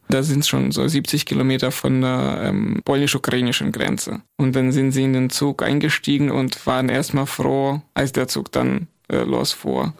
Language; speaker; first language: German; non-native, fluent; Ukrainian